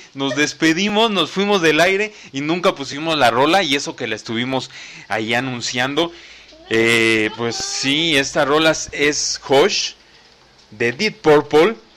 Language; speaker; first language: Spanish; native; Spanish